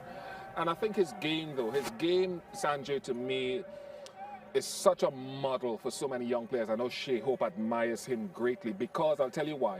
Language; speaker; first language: English; native; English